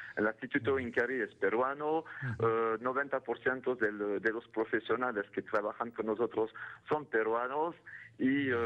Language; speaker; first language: Spanish; non-native, fluent; French